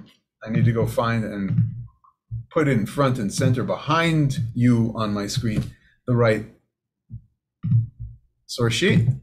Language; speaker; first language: English; native; English